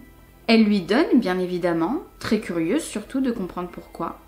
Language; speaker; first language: French; native; French